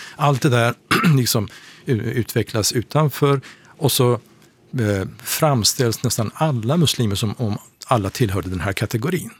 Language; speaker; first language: Swedish; non-native, fluent; Persian